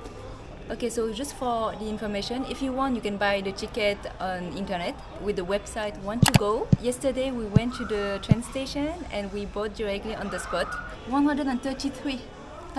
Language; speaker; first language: English; non-native, fluent; French